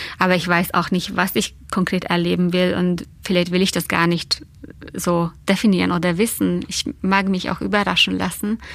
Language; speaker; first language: German; non-native, fluent; Hungarian